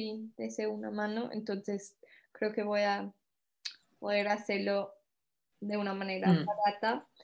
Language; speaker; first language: Spanish; early bilingual, heritage; Spanish